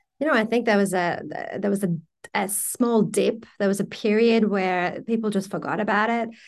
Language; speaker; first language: English; early bilingual, other home language; Persian